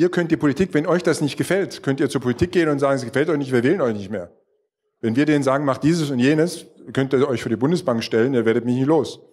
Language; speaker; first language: German; native; German